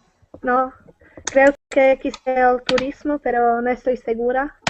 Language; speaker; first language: Spanish; non-native, learner; Czech